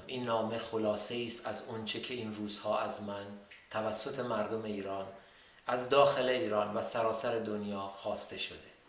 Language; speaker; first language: Persian; native; Persian